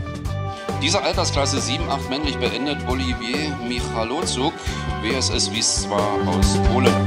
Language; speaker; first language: German; native; German